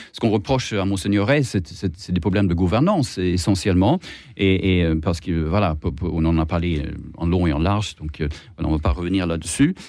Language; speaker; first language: French; non-native, fluent; Swedish